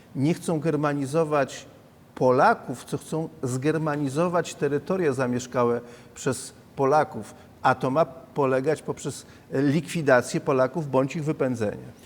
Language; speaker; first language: Polish; native; Polish